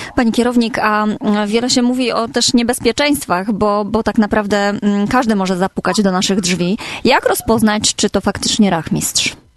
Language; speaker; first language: Polish; native; Polish